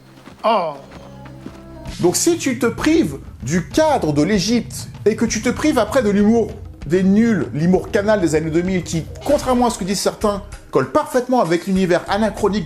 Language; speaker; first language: French; native; French